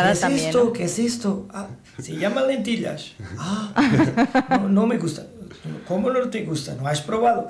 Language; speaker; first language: Spanish; non-native, learner; Portuguese